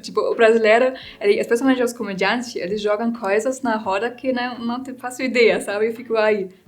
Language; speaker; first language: Portuguese; non-native, fluent; German